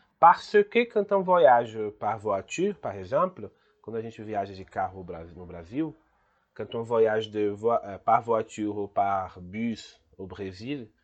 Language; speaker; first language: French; non-native, fluent; Portuguese